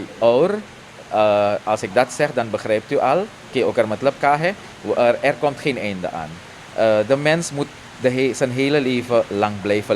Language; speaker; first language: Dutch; non-native, local second language; Caribbean Hindustani